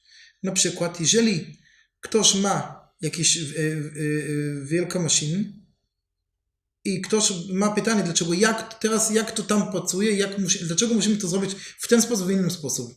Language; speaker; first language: Polish; non-native, learner; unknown